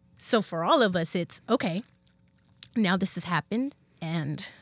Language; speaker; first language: English; native; English